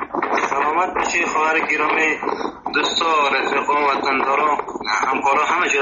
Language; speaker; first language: Persian; native; Persian